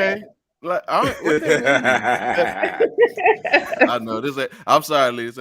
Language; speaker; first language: English; native; English